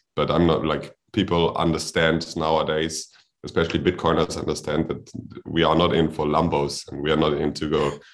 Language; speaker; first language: English; non-native, fluent; German